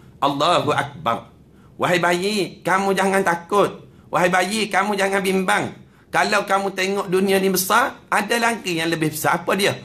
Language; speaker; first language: Malay; native; Malay